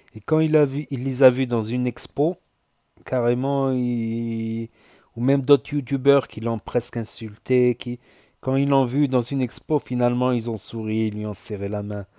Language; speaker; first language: French; native; French